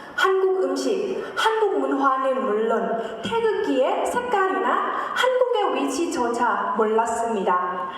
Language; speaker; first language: Korean; non-native, fluent; Thai